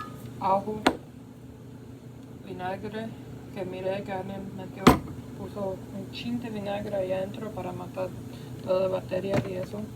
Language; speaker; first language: Spanish; early bilingual, heritage; Spanish